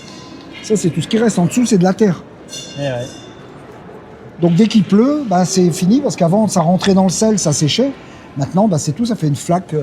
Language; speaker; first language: French; native; French